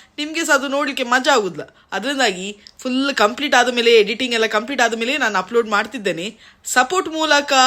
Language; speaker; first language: Kannada; native; Kannada